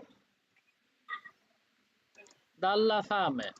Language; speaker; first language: Italian; non-native, fluent; Bangla